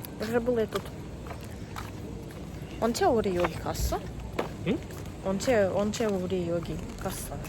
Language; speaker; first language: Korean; non-native, learner; Ukrainian